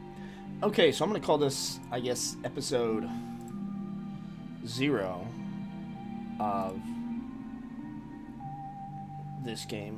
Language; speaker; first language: English; native; English